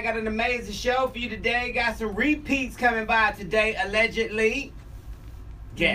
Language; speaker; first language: English; native; English